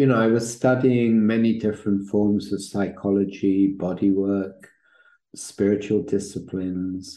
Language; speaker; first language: English; native; English